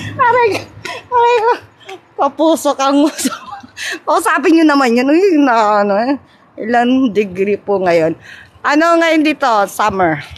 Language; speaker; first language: Filipino; non-native, local second language; Cebuano